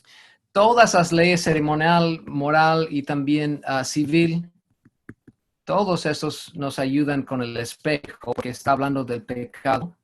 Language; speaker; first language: Spanish; non-native, fluent; English